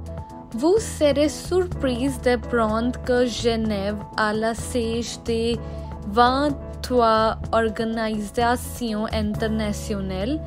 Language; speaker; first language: French; non-native, learner; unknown